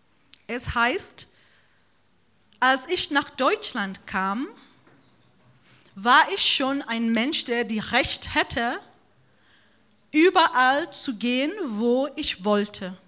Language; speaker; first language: German; non-native, fluent; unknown